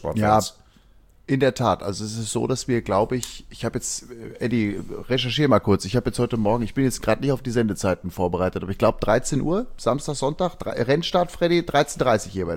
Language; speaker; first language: German; native; German